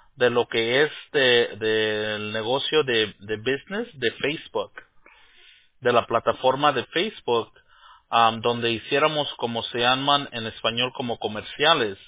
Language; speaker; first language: Spanish; early bilingual, heritage; Spanish